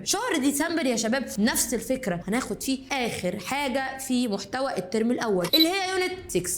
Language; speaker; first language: Arabic; native; Arabic